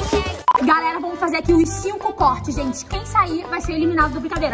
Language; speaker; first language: Portuguese; native; Portuguese